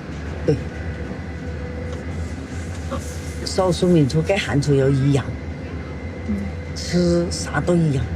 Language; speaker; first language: Chinese; native; Chinese